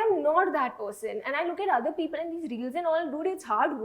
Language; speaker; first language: English; non-native, local second language; Hindi